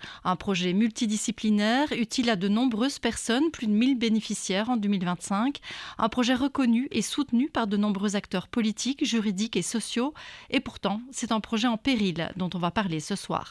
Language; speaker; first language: French; native; French